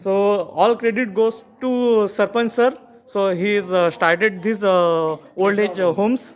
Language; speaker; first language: English; non-native, local second language; Marathi